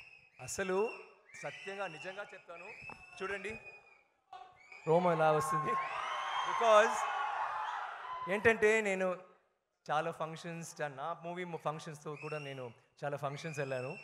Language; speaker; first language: Telugu; non-native, learner; Tamil